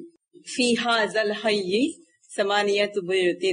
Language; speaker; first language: Arabic; non-native, learner; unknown